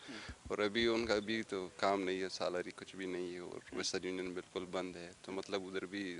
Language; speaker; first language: Hindi; non-native, learner; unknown